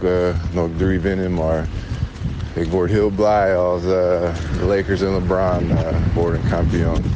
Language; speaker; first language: Dutch; non-native, learner; English